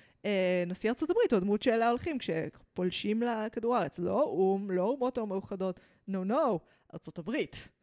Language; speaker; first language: Hebrew; early bilingual, other home language; English